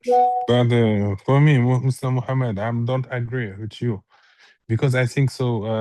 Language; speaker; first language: English; non-native, learner; French